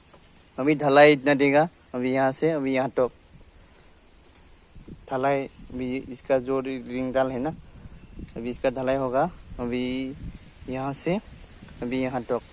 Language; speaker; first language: Hindi; non-native, local second language; Assamese